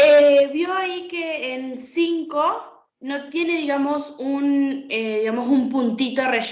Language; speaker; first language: Spanish; native; Spanish